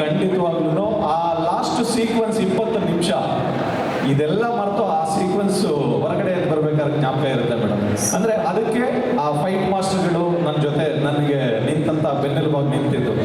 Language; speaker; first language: Kannada; native; Kannada